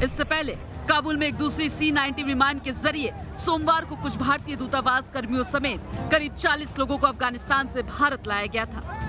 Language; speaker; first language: Hindi; native; Hindi